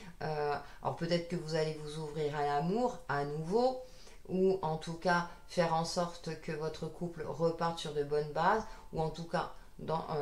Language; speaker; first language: French; native; French